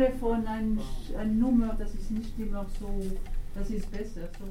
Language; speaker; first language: German; non-native, local second language; French